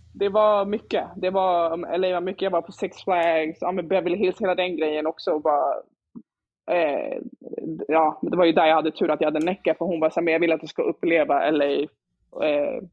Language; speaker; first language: Swedish; early bilingual, other home language; Somali